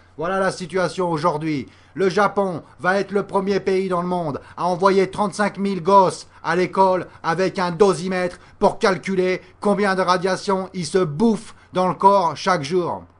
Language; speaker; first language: French; native; French